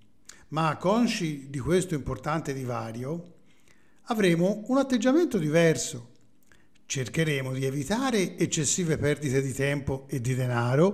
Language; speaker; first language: Italian; native; Italian